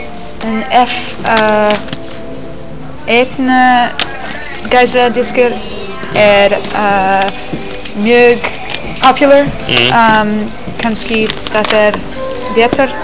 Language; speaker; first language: Icelandic; non-native, learner; English